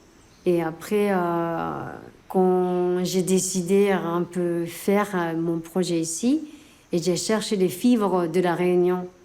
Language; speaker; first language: French; non-native, learner; Japanese